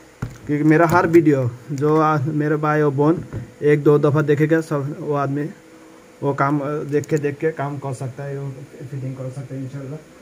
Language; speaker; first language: Hindi; non-native, fluent; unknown